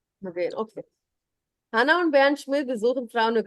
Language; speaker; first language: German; non-native, fluent; Urdu